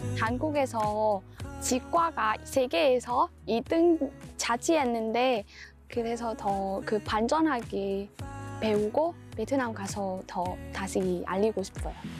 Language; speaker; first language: Korean; non-native, learner; Vietnamese